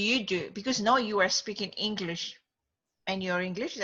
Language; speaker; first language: English; non-native, fluent; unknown